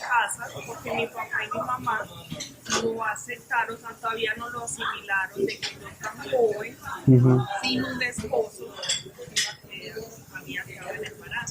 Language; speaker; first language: Spanish; native; Spanish